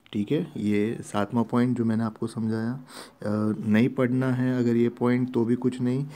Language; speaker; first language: Hindi; non-native, local second language; Gujarati